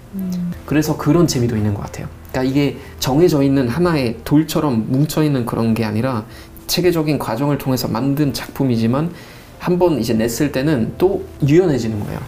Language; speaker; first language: Korean; non-native, fluent; German